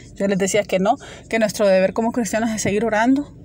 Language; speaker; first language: Spanish; native; Spanish